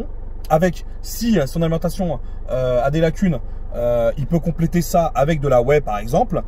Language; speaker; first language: French; native; French